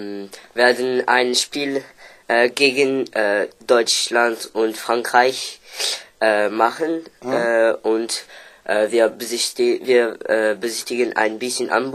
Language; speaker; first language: German; non-native, learner; French